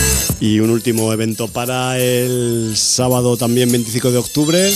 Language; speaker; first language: Spanish; native; Spanish